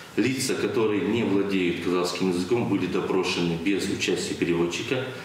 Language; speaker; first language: Russian; non-native, local second language; Kazakh